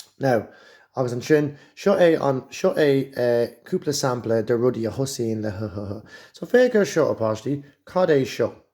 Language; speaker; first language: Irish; non-native, local second language; English